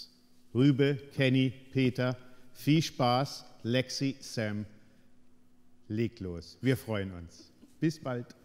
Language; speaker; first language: German; native; German